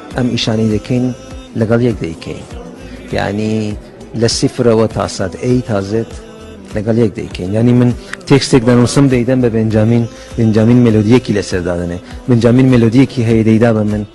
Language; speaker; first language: Central Kurdish; non-native, fluent; Persian